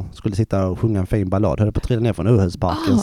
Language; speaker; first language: Swedish; native; Swedish